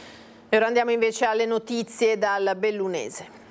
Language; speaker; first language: Italian; native; Italian